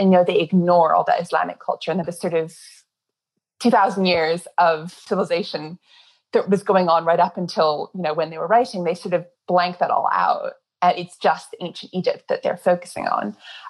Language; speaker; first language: English; native; English